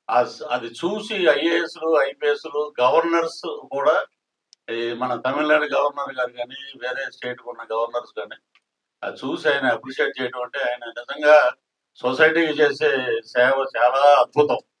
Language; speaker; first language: Telugu; native; Telugu